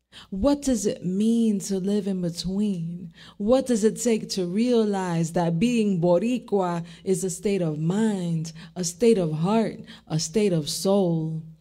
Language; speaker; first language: English; early bilingual, other home language; Spanish